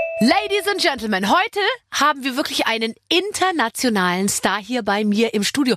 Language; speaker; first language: German; native; German